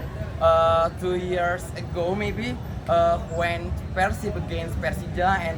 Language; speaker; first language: English; non-native, learner; Indonesian